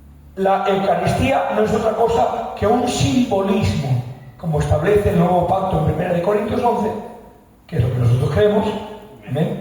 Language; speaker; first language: Spanish; native; Spanish